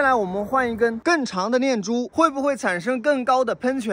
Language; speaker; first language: Chinese; native; Chinese